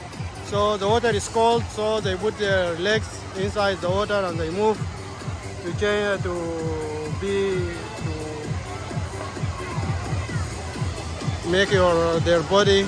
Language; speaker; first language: English; non-native, learner; Arabic